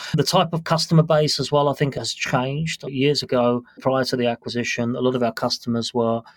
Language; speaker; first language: English; native; English